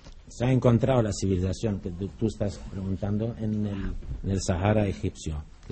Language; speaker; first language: Spanish; non-native, fluent; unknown